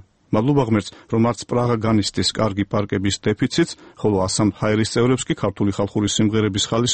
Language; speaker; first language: Georgian; native; Georgian